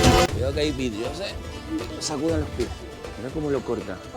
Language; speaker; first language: Spanish; native; Spanish